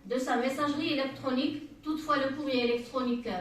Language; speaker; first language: French; non-native, local second language; Arabic